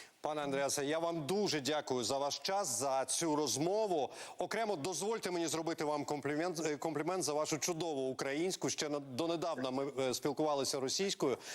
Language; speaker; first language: Ukrainian; native; Ukrainian